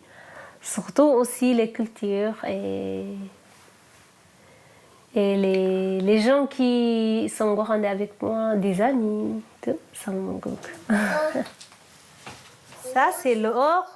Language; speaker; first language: French; non-native, learner; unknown